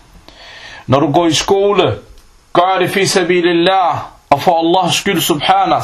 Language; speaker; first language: Danish; early bilingual, other home language; Arabic